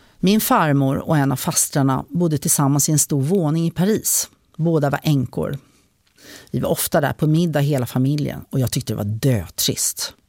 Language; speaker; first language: Swedish; early bilingual, other home language; French